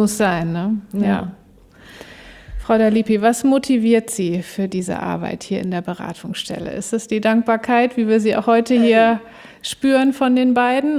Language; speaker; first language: German; native; German